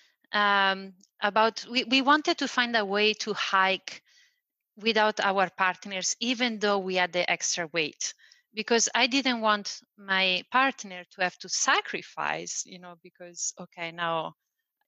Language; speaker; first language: English; non-native, fluent; Italian